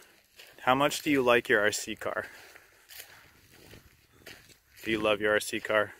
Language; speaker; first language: English; native; English